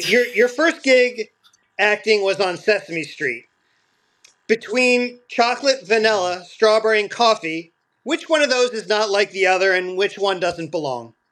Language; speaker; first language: English; native; English